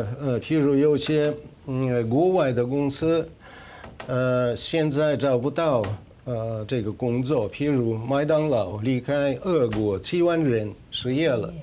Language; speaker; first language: Chinese; non-native, fluent; Russian